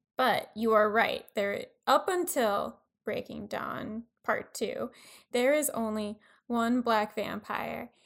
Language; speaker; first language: English; native; English